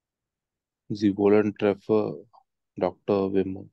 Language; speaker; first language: German; non-native, learner; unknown